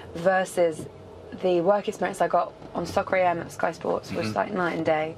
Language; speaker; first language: English; native; English